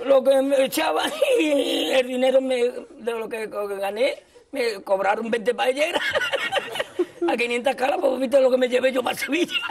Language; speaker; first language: Spanish; native; Spanish